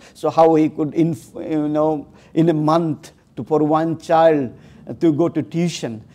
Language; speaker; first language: English; non-native, local second language; Odia